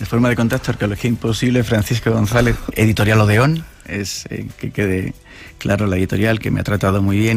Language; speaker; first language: Spanish; native; Spanish